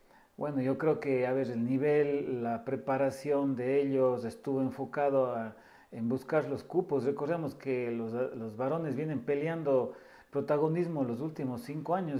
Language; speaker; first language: Spanish; native; Spanish